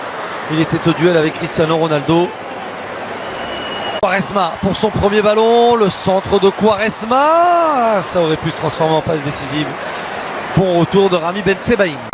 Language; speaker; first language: French; native; French